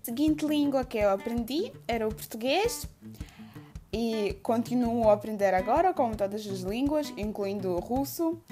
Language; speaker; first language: Portuguese; non-native, fluent; Udmurt